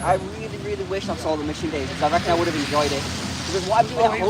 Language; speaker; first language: English; native; English